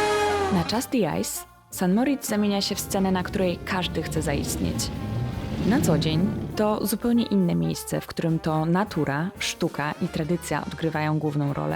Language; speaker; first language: Polish; native; Polish